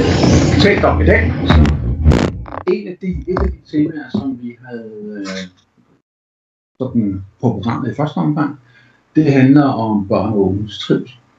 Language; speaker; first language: Danish; native; Danish